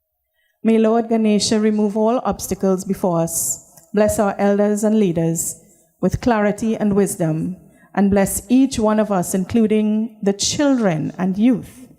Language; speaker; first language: English; native; English